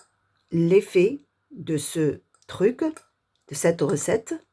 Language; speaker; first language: French; non-native, local second language; Arabic